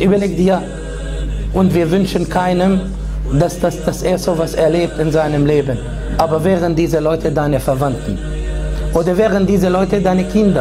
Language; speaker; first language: German; non-native, fluent; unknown